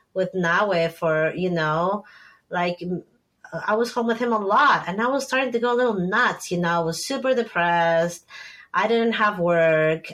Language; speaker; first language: English; non-native, fluent; Spanish